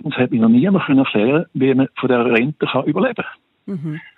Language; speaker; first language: German; native; German